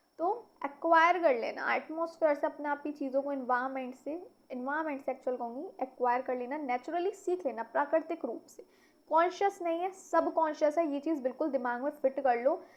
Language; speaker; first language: Hindi; native; Hindi